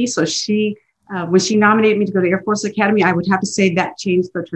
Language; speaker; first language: English; native; English